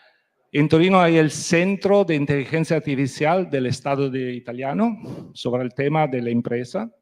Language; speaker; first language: Spanish; non-native, fluent; Italian